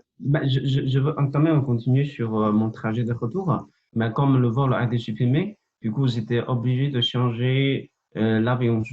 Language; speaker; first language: French; non-native, fluent; Chinese